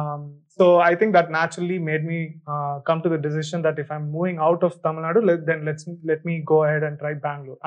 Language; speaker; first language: English; non-native, local second language; Tamil